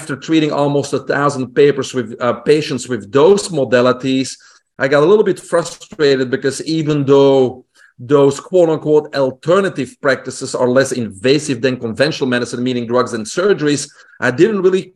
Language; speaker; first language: English; non-native, fluent; Dutch